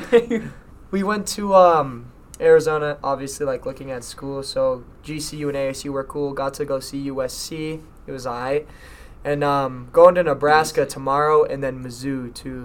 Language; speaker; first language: English; native; English